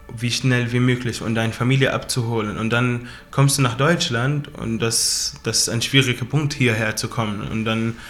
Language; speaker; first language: German; non-native, fluent; Arabic